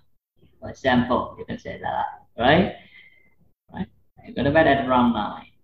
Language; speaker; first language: English; non-native, fluent; Vietnamese